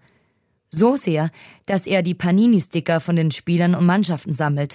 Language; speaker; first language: German; native; German